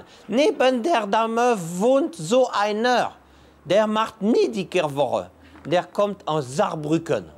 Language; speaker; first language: German; non-native, fluent; French